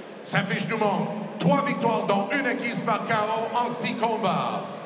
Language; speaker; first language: French; native; French